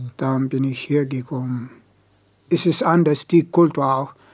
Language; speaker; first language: German; non-native, learner; Amharic